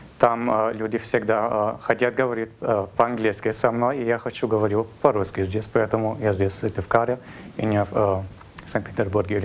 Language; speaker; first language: Russian; non-native, learner; German